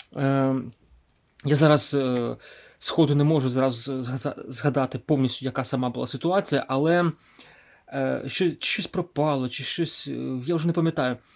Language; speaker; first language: Ukrainian; non-native, local second language; Russian